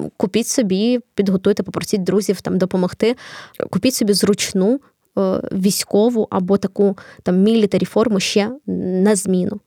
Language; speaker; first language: Ukrainian; non-native, local second language; Russian